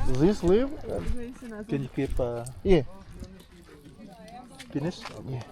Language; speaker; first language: English; non-native, learner; Indonesian